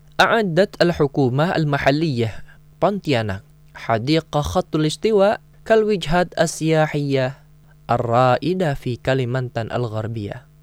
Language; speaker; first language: Arabic; non-native, fluent; Indonesian